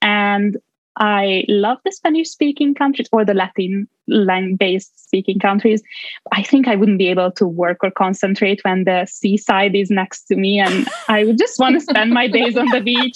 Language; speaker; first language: English; non-native, fluent; Hungarian